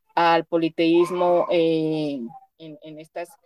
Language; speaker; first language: Spanish; native; Spanish